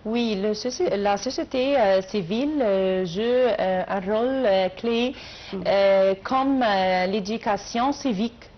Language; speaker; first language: French; non-native, learner; Arabic